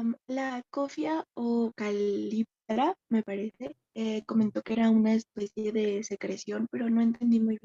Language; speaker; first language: Spanish; native; Spanish